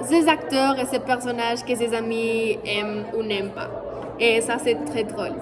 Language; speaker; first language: French; non-native, fluent; Spanish